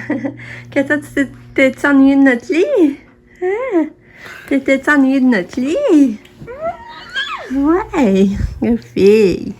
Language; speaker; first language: French; native; French